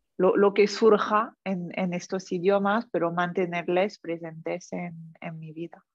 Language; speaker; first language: Spanish; non-native, fluent; French